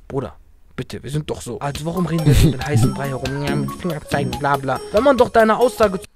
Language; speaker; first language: German; early bilingual, other home language; Arabic